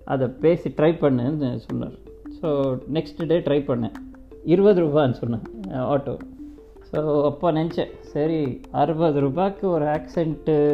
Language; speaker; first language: Tamil; non-native, local second language; Kannada